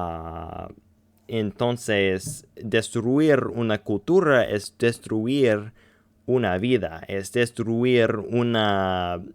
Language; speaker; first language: Spanish; non-native, learner; English